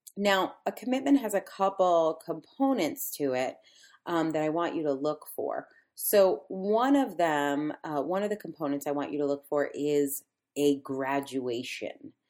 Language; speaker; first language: English; native; English